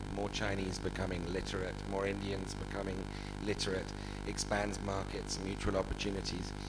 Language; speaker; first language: English; native; English